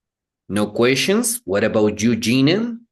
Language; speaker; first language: English; non-native, fluent; Spanish